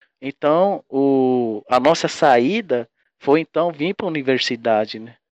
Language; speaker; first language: Portuguese; non-native, local second language; Guarani